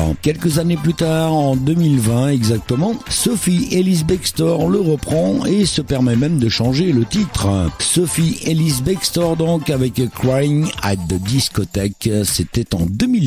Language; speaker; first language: French; native; French